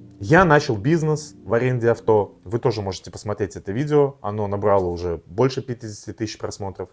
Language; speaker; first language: Russian; native; Russian